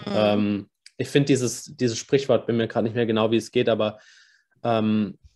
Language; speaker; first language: German; native; German